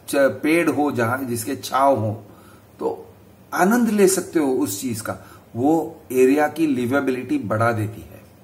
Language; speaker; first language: Hindi; non-native, local second language; Gujarati